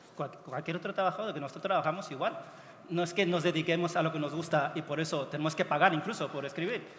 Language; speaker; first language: Spanish; non-native, fluent; Chinese